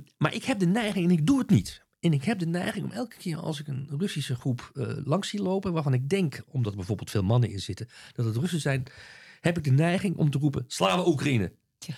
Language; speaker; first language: Dutch; native; Dutch